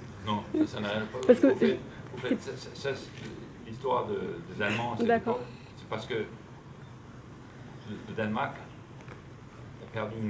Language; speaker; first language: French; non-native, fluent; Danish